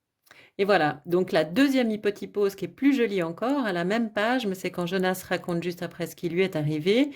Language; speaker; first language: French; native; French